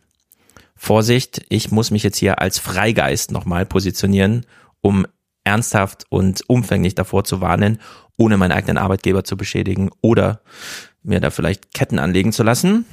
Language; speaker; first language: German; native; German